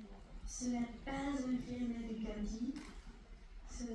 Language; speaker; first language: French; non-native, fluent; Hungarian